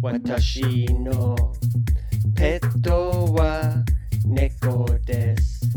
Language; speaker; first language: Japanese; non-native, learner; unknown